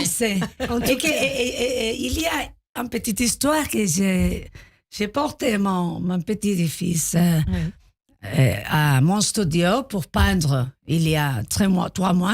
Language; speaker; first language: French; non-native, learner; Spanish